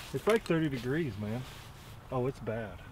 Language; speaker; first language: English; native; English